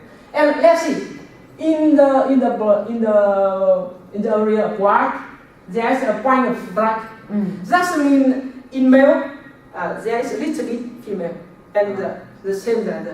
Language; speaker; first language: English; non-native, learner; Vietnamese